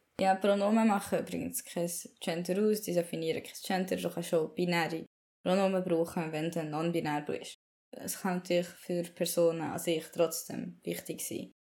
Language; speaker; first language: German; native; German